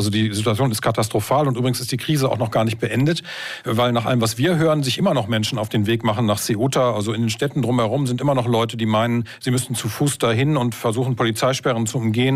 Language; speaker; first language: German; native; German